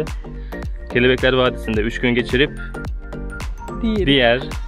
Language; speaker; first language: Turkish; native; Turkish